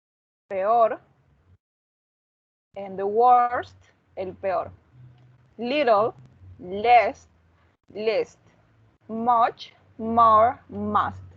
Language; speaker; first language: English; non-native, learner; Spanish